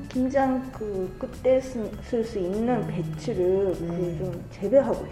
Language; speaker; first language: Korean; non-native, fluent; Japanese